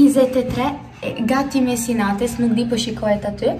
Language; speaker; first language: Albanian; early bilingual, heritage; Albanian